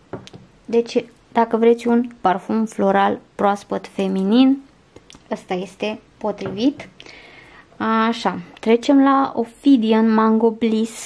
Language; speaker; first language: Romanian; native; Romanian